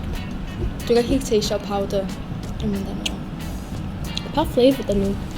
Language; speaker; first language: Welsh; non-native, local second language; English